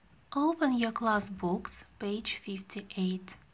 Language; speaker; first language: English; non-native, fluent; Russian